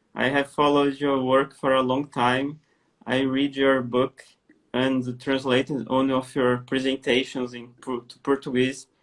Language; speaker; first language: English; non-native, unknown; Portuguese